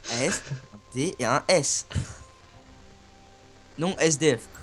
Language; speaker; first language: French; native; French